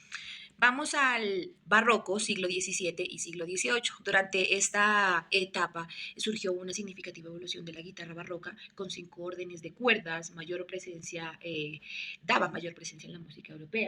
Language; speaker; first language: Spanish; native; Spanish